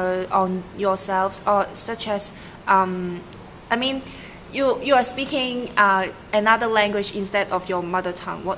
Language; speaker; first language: English; non-native, learner; Cantonese